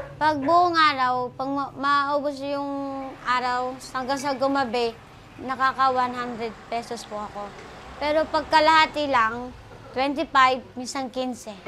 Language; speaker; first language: Filipino; native; Filipino